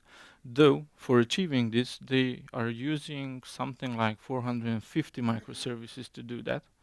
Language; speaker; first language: English; non-native, fluent; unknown